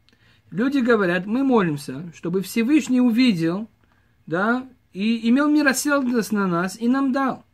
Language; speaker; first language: Russian; early bilingual, heritage; Hebrew